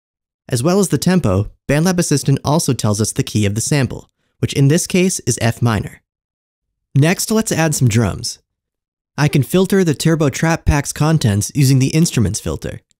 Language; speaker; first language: English; native; English